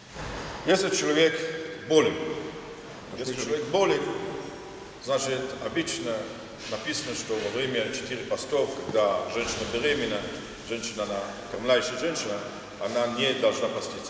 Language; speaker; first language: Russian; non-native, fluent; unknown